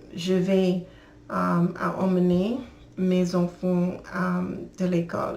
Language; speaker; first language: French; non-native, learner; English